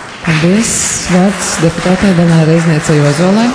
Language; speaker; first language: Latvian; native; Latvian